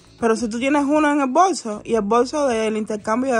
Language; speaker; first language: Spanish; native; Spanish